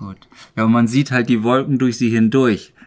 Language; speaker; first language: German; native; German